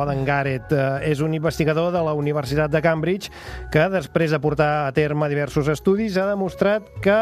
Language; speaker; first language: Catalan; native; Catalan